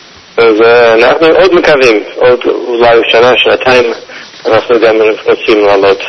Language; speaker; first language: Hebrew; non-native, fluent; English